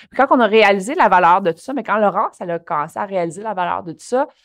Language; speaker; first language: French; native; French